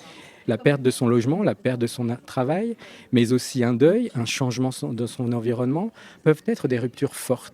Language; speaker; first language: French; native; French